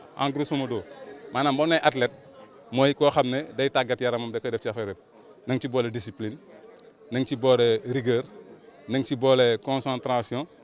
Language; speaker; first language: Wolof; non-native, local second language; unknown